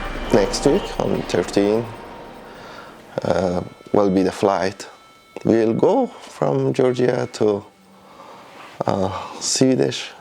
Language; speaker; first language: English; non-native, learner; Persian